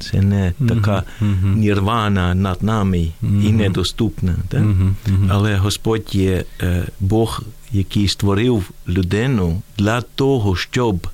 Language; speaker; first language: Ukrainian; non-native, fluent; Dutch